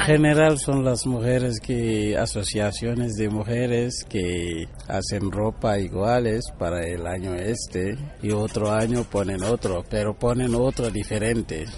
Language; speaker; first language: Spanish; non-native, learner; Wolof